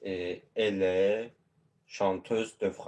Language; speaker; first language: French; non-native, learner; Azerbaijani